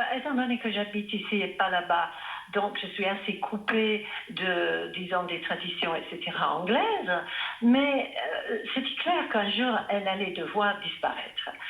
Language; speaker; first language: French; non-native, fluent; English